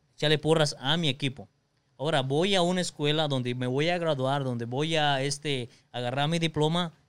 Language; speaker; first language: Spanish; early bilingual, other home language; English